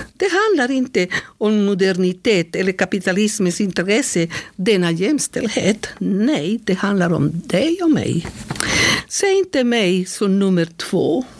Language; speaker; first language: Swedish; non-native, fluent; Spanish